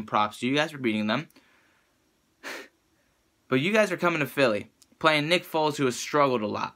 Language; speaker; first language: English; native; English